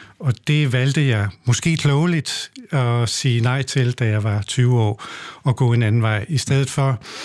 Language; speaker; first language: Danish; native; Danish